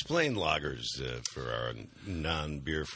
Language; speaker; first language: English; native; English